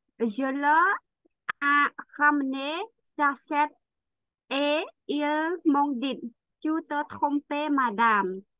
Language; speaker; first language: French; non-native, learner; Khmer